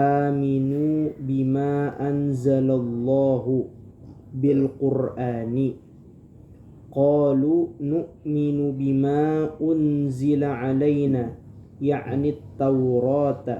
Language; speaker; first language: Arabic; non-native, learner; Indonesian